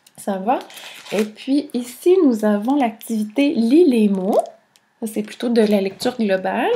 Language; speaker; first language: French; native; French